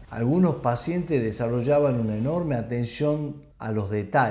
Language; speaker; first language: Spanish; native; Spanish